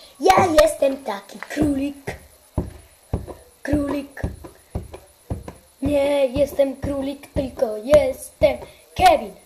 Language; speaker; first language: Polish; early bilingual, heritage; Polish